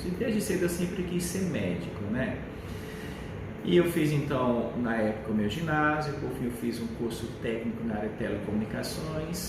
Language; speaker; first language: Portuguese; native; Portuguese